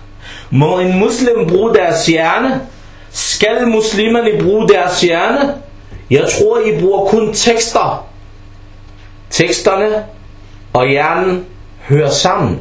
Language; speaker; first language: Danish; early bilingual, other home language; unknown